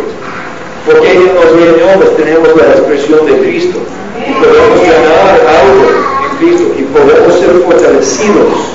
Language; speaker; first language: Spanish; non-native, learner; English